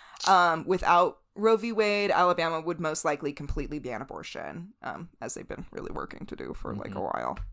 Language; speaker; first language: English; native; English